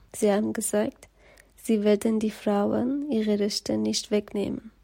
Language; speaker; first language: German; non-native, fluent; Persian